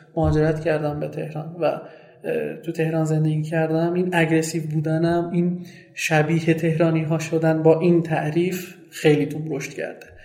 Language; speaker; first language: Persian; non-native, local second language; Kurdish